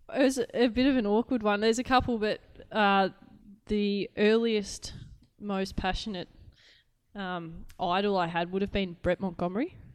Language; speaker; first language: English; native; English